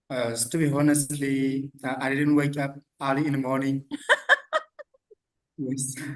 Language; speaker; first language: English; non-native, learner; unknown